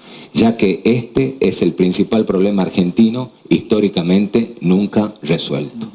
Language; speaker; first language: Spanish; native; Spanish